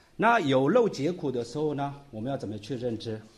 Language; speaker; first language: Chinese; non-native, local second language; Tibetan